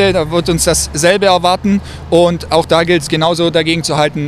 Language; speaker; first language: German; native; German